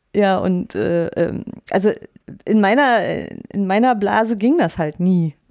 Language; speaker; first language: German; native; German